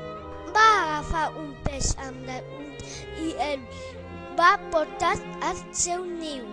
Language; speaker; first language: Catalan; non-native, learner; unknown